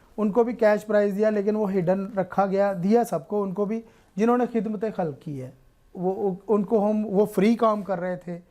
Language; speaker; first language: Urdu; non-native, local second language; Punjabi